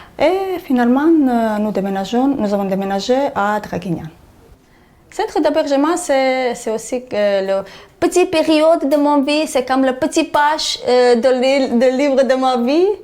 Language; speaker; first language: French; non-native, learner; Armenian